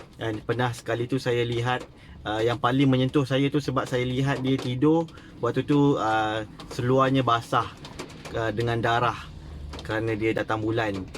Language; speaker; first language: Malay; native; Malay